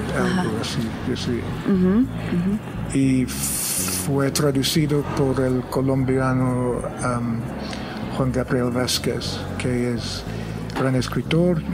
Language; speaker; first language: Spanish; non-native, fluent; English